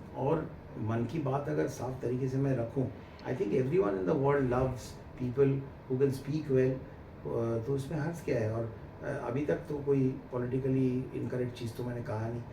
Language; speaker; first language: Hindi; non-native, local second language; Bangla